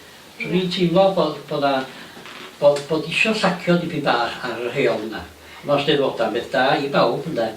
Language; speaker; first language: Welsh; native; Welsh